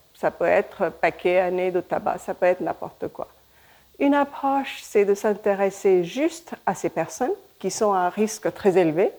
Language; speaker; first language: French; non-native, fluent; Hindi